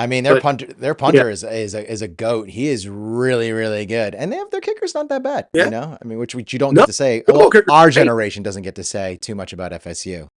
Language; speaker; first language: English; native; English